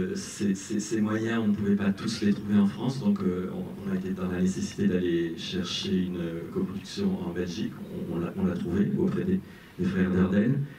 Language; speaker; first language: French; native; French